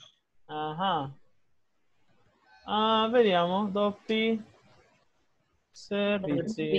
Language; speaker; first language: Italian; non-native, fluent; Spanish